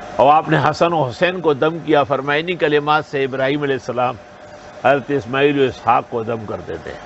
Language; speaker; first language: Urdu; non-native, local second language; Pashto